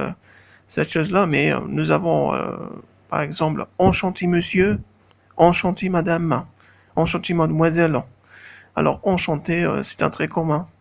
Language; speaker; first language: French; non-native, fluent; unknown